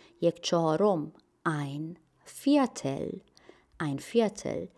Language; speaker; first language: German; non-native, fluent; Persian